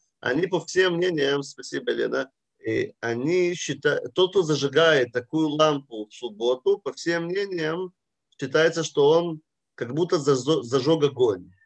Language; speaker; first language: Russian; early bilingual, heritage; Russian